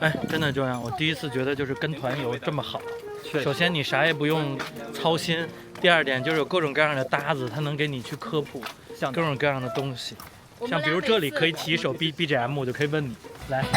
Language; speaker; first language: Chinese; native; Chinese